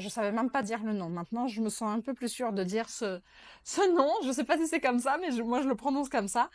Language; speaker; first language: French; non-native, fluent; Portuguese